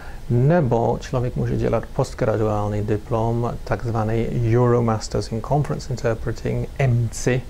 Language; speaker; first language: Czech; non-native, fluent; English